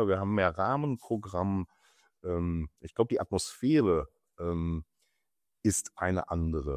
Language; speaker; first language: German; native; German